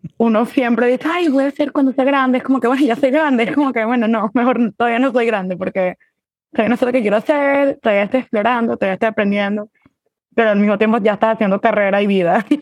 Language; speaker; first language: Spanish; early bilingual, heritage; Spanish